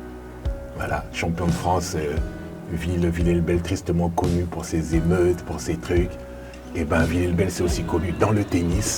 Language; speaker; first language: French; native; French